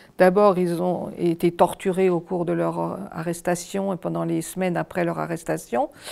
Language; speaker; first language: French; native; French